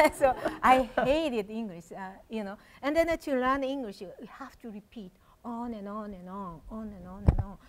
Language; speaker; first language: English; non-native, learner; Japanese